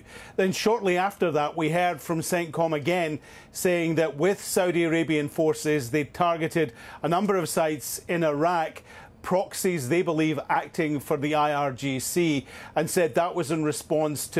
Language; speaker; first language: English; native; English